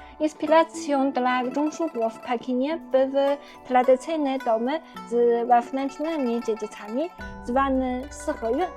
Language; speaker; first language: Polish; non-native, fluent; Chinese